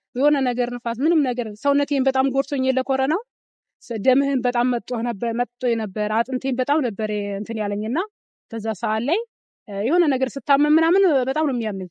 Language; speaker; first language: Amharic; native; Amharic